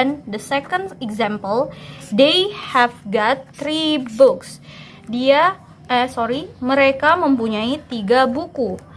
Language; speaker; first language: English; non-native, fluent; Indonesian